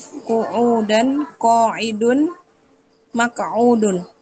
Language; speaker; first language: Arabic; non-native, learner; Indonesian